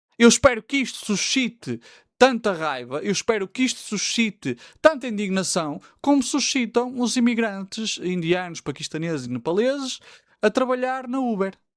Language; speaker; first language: Portuguese; native; Portuguese